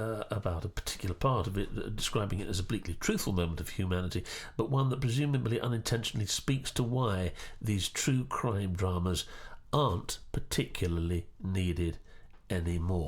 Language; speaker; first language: English; native; English